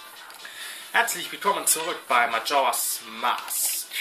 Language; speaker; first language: German; native; German